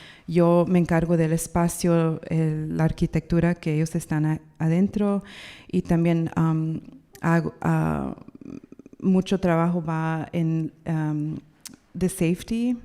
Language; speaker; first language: Spanish; non-native, learner; English